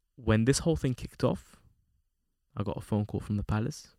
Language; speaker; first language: English; native; English